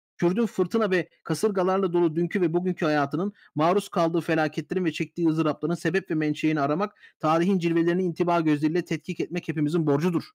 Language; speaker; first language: Turkish; native; Turkish